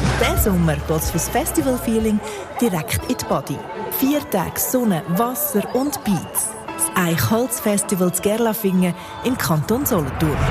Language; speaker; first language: German; native; German